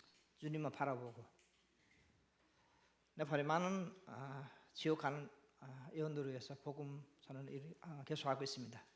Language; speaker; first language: Korean; non-native, learner; Nepali